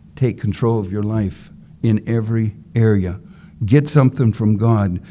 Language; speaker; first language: English; native; English